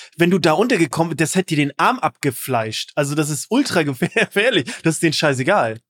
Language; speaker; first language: German; native; German